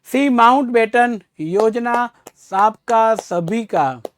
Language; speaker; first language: Hindi; non-native, local second language; Gujarati